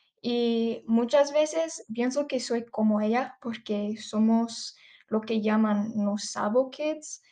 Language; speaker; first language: Spanish; early bilingual, heritage; English